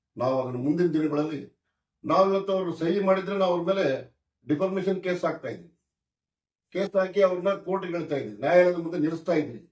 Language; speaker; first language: Kannada; native; Kannada